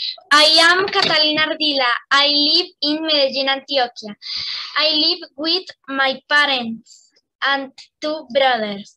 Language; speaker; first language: English; non-native, learner; Spanish